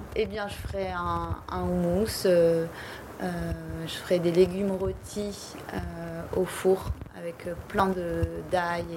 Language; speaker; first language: French; native; French